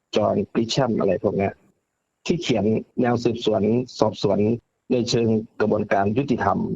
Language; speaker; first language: Thai; native; Thai